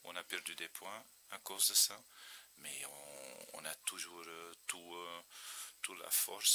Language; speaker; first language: French; non-native, fluent; Dutch